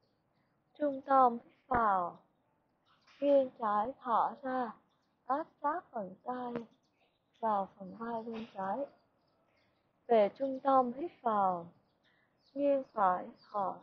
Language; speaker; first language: Vietnamese; native; Vietnamese